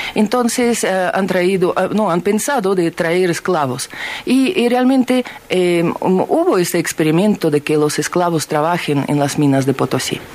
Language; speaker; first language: Spanish; non-native, fluent; Russian